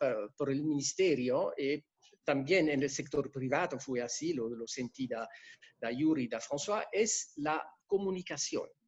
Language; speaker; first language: Spanish; non-native, fluent; French